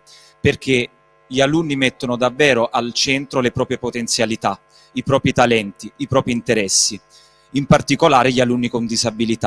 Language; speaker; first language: Italian; native; Italian